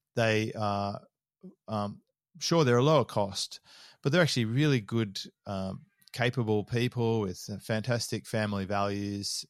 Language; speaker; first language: English; native; English